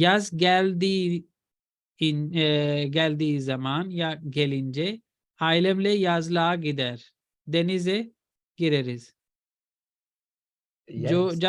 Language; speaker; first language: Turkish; non-native, fluent; Urdu